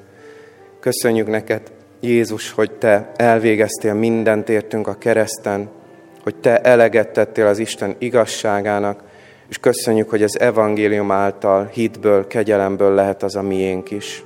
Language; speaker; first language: Hungarian; native; Hungarian